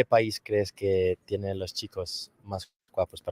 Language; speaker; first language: Spanish; non-native, learner; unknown